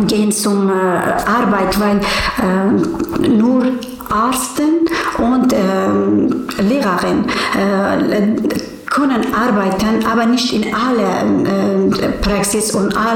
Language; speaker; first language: German; non-native, learner; Persian